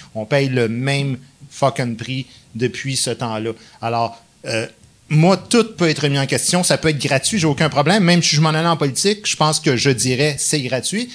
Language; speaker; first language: French; native; French